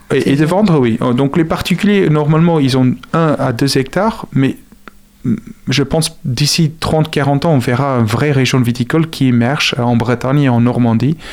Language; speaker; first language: French; non-native, fluent; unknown